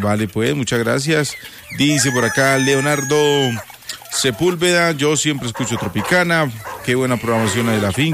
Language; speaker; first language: Spanish; native; Spanish